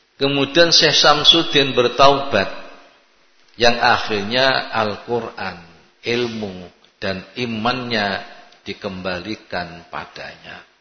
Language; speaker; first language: Indonesian; native; Indonesian